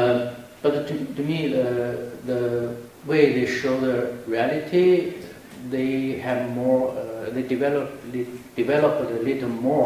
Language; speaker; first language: English; non-native, fluent; Chinese